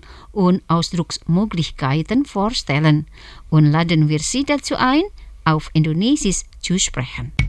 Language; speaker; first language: German; non-native, fluent; Indonesian